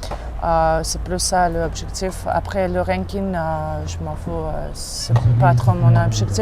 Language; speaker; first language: French; non-native, fluent; Russian